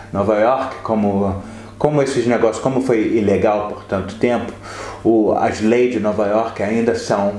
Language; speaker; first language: Portuguese; early bilingual, other home language; English